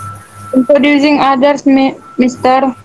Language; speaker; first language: English; non-native, learner; Indonesian